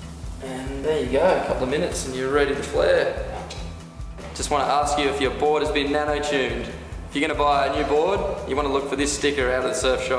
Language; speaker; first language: English; native; English